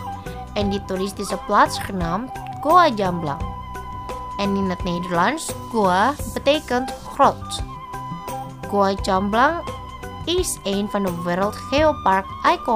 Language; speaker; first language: Dutch; non-native, fluent; Indonesian